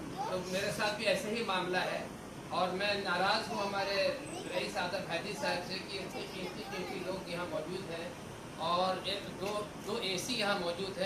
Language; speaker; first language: Hindi; native; Hindi